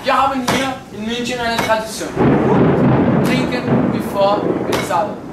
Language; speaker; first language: German; non-native, learner; Portuguese